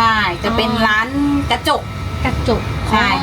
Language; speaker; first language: Thai; native; Thai